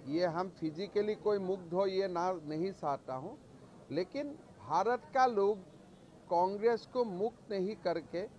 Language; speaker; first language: Hindi; non-native, local second language; Assamese